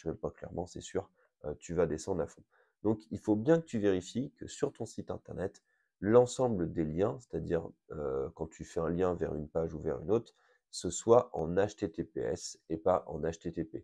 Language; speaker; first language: French; native; French